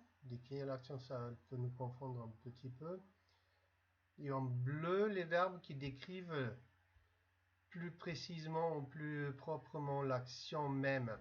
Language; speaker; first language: French; non-native, fluent; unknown